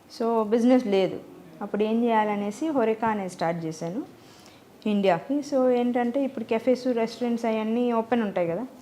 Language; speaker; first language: Telugu; native; Telugu